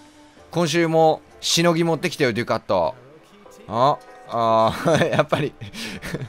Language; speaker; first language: Japanese; native; Japanese